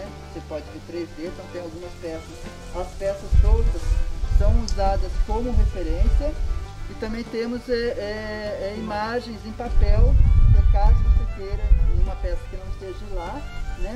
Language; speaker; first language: Portuguese; native; Portuguese